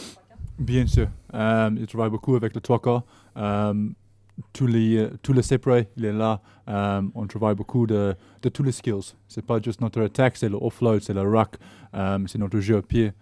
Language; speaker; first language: French; non-native, learner; English